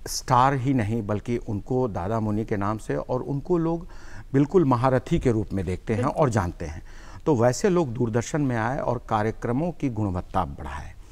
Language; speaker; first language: Hindi; native; Hindi